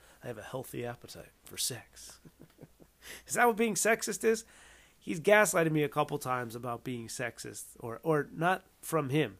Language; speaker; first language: English; native; English